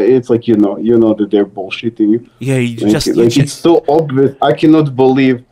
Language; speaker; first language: English; non-native, fluent; Serbian